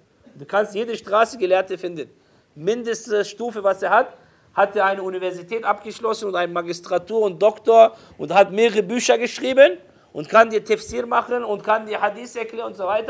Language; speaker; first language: German; non-native, fluent; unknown